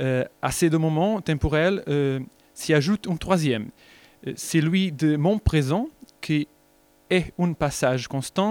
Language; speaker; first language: French; non-native, learner; Portuguese